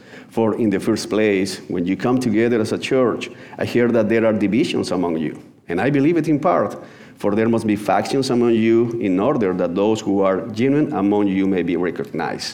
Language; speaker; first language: English; non-native, fluent; Spanish